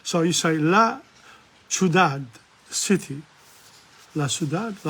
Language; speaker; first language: Spanish; non-native, learner; English